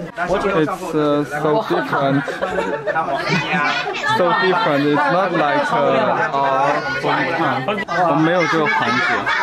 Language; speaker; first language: English; non-native, local second language; Chinese